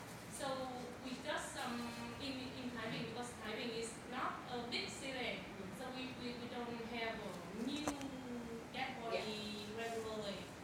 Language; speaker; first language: English; non-native, learner; Vietnamese